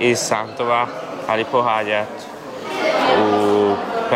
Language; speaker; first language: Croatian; non-native, local second language; Hungarian